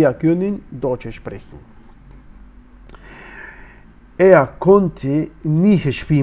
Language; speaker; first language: German; non-native, learner; Spanish